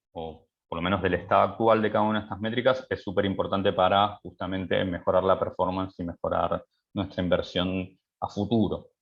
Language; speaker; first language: Spanish; native; Spanish